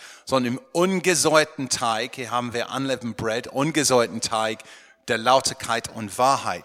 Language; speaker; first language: German; non-native, fluent; English